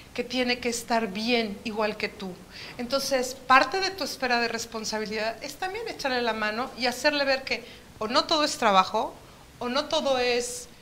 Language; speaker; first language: Spanish; native; Spanish